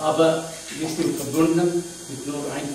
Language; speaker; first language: German; non-native, learner; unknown